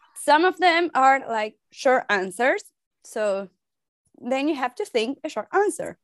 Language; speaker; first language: English; non-native, learner; Spanish